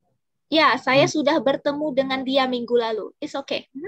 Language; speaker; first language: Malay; non-native, fluent; Indonesian